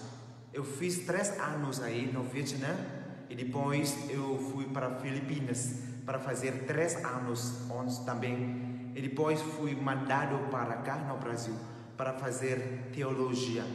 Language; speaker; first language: Portuguese; non-native, fluent; Vietnamese